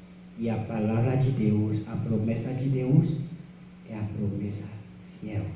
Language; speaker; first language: Portuguese; non-native, learner; Haitian Creole